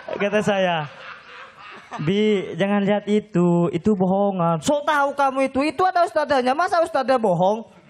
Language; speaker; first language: Indonesian; non-native, local second language; Madurese